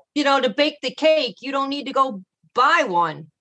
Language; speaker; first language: English; native; English